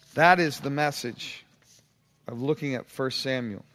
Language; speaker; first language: English; native; English